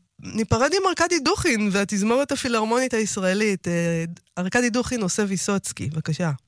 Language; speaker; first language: Hebrew; native; Hebrew